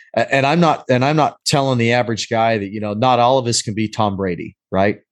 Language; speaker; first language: English; native; English